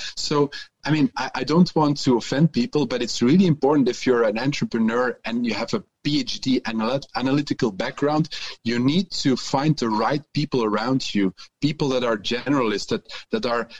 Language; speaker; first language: English; non-native, fluent; Dutch